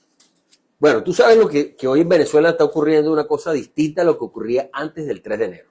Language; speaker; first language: Spanish; native; Spanish